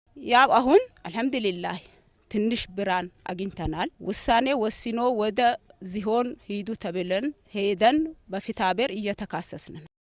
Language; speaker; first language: Amharic; non-native, local second language; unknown